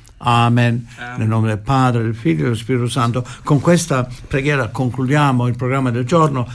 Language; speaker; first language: Italian; native; Italian